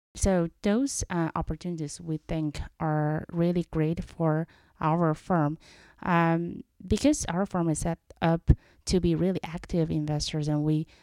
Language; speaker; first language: English; non-native, fluent; Chinese